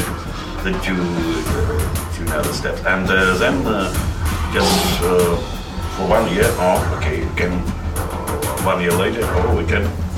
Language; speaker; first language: English; non-native, learner; Russian